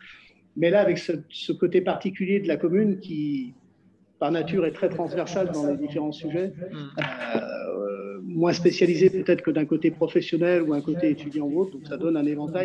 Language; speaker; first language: French; native; French